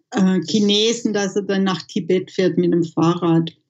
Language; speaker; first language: German; native; German